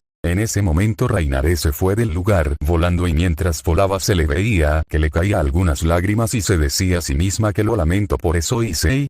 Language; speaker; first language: Spanish; native; Spanish